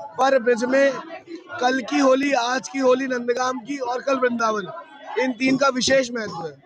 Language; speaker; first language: Hindi; native; Hindi